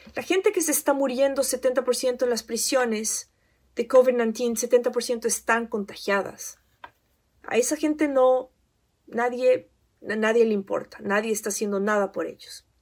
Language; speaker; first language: Spanish; native; Spanish